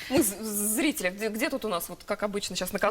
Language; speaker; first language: Russian; native; Russian